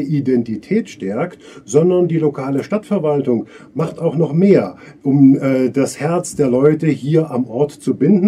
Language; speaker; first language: German; native; German